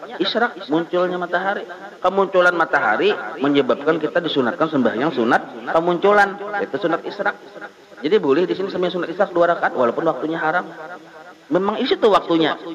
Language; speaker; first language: Indonesian; non-native, local second language; Banjar